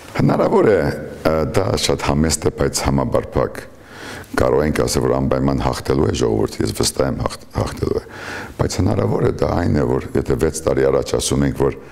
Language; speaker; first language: Armenian; early bilingual, heritage; Armenian